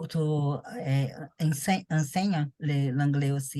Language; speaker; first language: French; non-native, learner; Portuguese